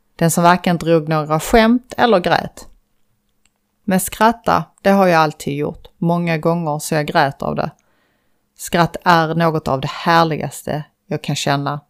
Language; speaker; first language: Swedish; early bilingual, other home language; Persian